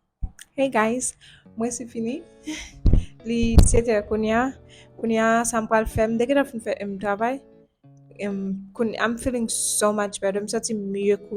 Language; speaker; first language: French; non-native, learner; Haitian Creole